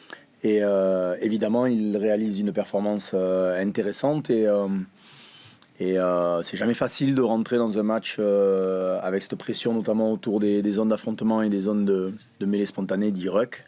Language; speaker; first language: French; native; French